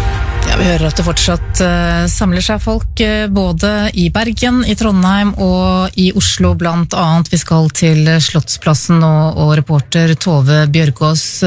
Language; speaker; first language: Norwegian; native; Norwegian